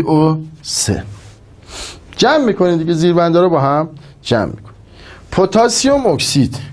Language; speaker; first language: Persian; native; Persian